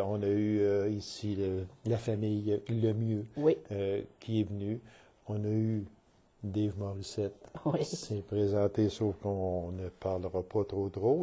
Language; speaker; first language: French; native; French